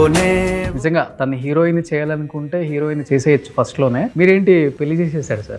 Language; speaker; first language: Telugu; native; Telugu